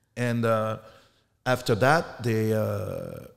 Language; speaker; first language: English; non-native, fluent; French